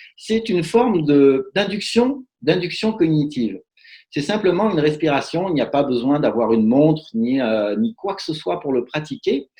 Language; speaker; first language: French; native; French